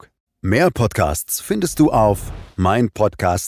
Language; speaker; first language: German; native; German